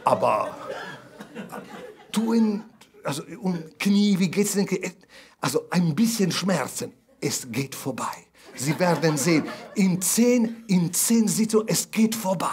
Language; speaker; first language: German; non-native, fluent; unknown